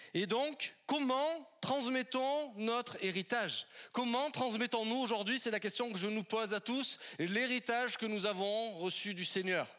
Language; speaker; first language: French; native; French